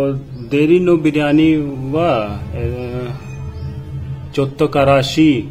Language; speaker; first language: Japanese; non-native, learner; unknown